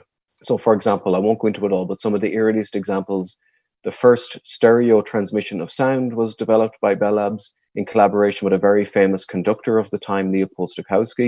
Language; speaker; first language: English; native; English